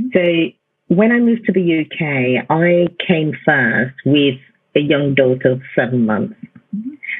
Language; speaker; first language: English; non-native, local second language; Yoruba